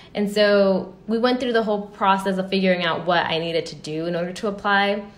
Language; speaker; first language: English; early bilingual, other home language; Spanish